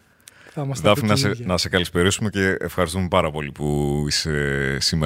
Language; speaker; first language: Greek; native; Greek